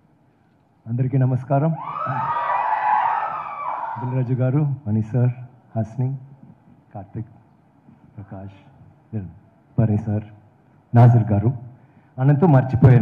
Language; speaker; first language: Telugu; non-native, learner; Tamil